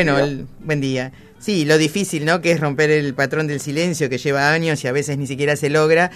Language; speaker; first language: Spanish; native; Spanish